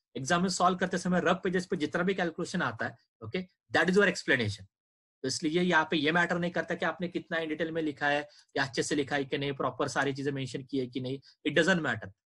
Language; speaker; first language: Hindi; non-native, local second language; Marathi